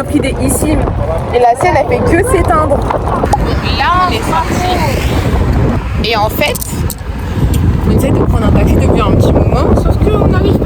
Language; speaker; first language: French; native; French